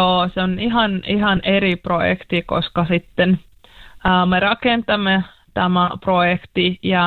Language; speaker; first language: Finnish; non-native, learner; Russian